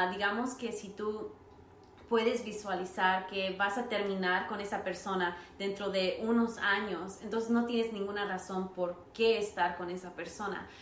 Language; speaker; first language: Spanish; early bilingual, other home language; English